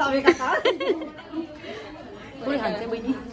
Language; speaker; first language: Japanese; non-native, learner; Nepali